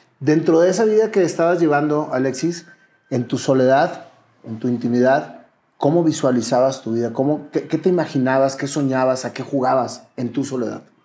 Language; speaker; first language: Spanish; native; Spanish